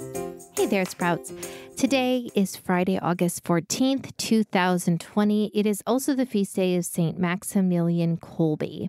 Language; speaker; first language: English; native; English